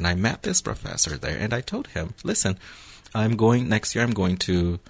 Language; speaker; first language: English; non-native, fluent; Portuguese